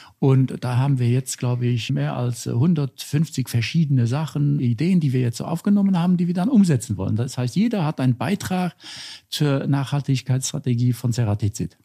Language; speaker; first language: German; non-native, local second language; Luxembourgish